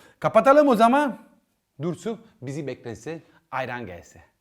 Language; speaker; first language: Turkish; non-native, learner; Italian